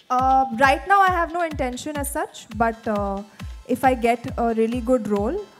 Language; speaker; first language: Hindi; native; Hindi